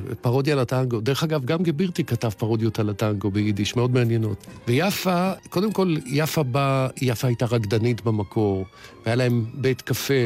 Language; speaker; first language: Hebrew; native; Hebrew